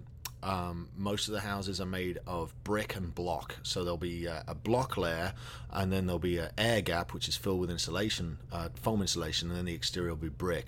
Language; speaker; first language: English; native; English